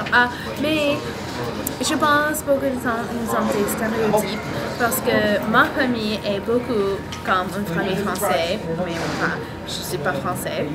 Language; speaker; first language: French; non-native, learner; English